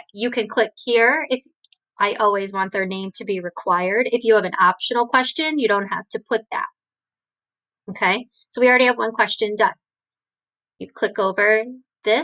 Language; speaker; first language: English; native; English